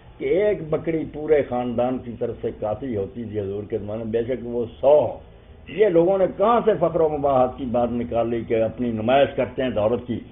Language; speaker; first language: Urdu; non-native, local second language; Punjabi